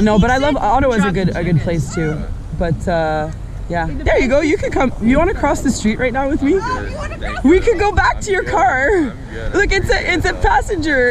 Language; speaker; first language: English; non-native, fluent; French